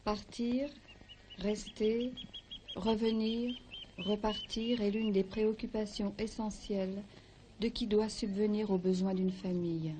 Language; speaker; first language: French; native; French